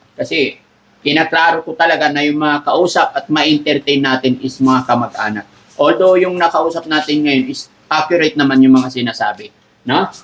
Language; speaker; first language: Filipino; native; Filipino